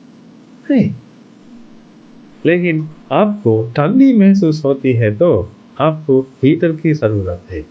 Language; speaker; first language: Hindi; non-native, fluent; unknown